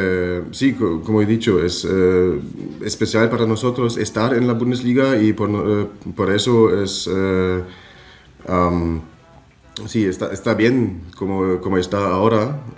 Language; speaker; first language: Spanish; non-native, fluent; German